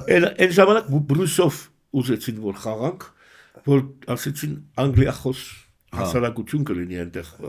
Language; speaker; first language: Armenian; early bilingual, heritage; Armenian